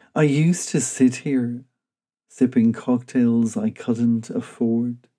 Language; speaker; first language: English; native; English